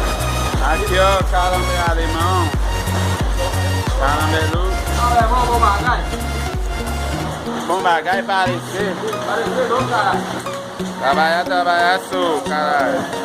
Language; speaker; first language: Portuguese; non-native, learner; Haitian Creole